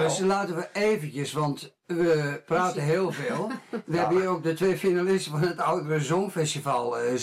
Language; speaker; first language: Dutch; native; Dutch